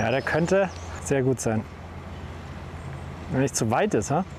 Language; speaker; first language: German; native; German